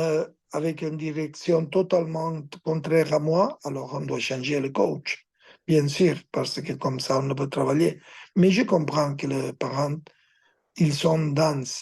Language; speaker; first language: French; non-native, fluent; Spanish